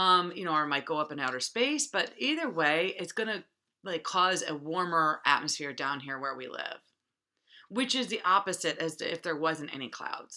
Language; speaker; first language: English; native; English